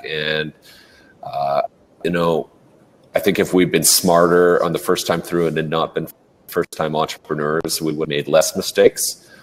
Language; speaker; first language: English; native; English